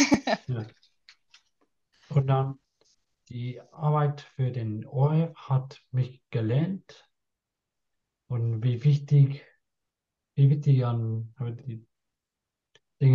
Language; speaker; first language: German; non-native, learner; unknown